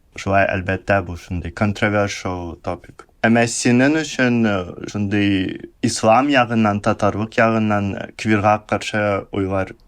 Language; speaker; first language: Tatar; early bilingual, heritage; Russian